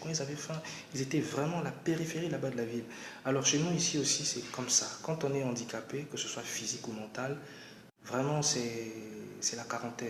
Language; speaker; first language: French; non-native, local second language; Lingala